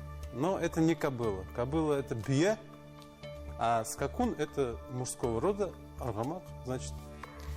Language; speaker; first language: Russian; non-native, local second language; Tatar